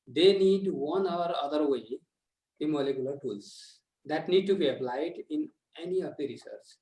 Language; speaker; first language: English; non-native, local second language; Nepali